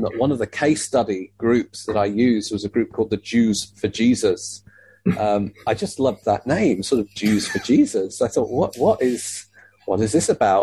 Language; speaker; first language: English; native; English